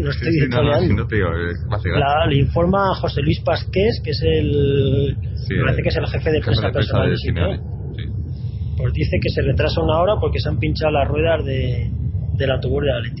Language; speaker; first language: Spanish; native; Spanish